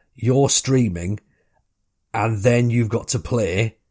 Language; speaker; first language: English; native; English